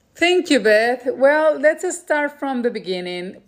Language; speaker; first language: English; non-native, fluent; Spanish